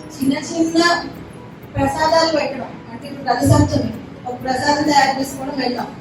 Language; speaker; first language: Telugu; native; Telugu